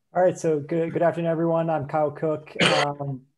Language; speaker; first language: English; native; English